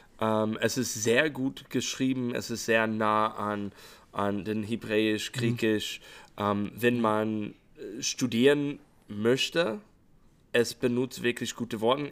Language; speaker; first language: German; non-native, fluent; English